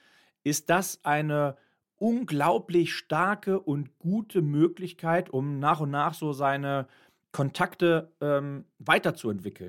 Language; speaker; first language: German; native; German